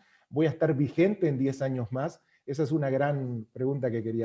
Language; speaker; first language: Spanish; native; Spanish